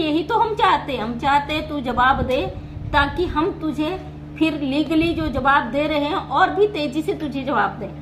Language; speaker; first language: Hindi; native; Hindi